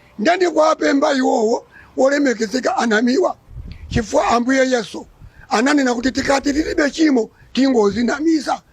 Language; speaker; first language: Nyanja; non-native, local second language; Yao